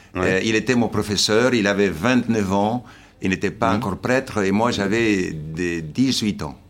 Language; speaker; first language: French; non-native, fluent; Slovenian